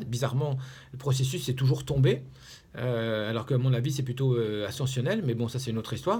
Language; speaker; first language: French; native; French